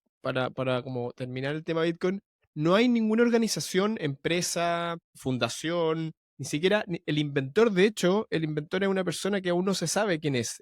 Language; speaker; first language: Spanish; native; Spanish